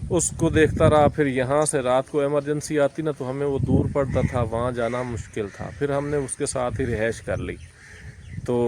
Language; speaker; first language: Urdu; non-native, local second language; Punjabi